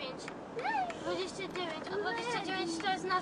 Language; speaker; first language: Polish; early bilingual, other home language; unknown